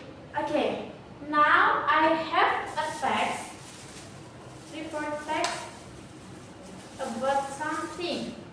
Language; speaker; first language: English; non-native, learner; Indonesian